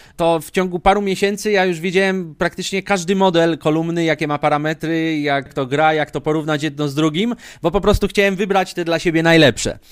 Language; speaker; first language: Polish; native; Polish